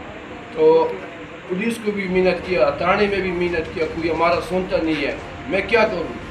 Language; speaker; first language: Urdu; non-native, local second language; Pashto